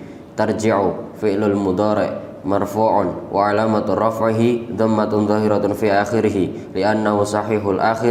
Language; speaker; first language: Arabic; non-native, learner; Indonesian